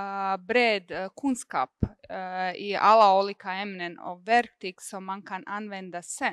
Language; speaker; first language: Swedish; non-native, fluent; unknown